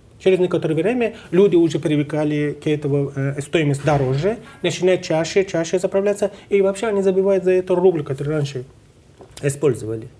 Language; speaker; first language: Russian; non-native, fluent; Persian